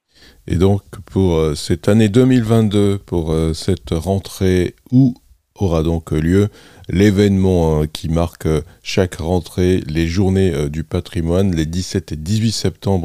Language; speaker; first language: French; native; French